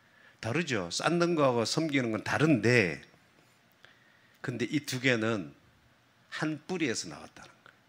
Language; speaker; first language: Korean; native; Korean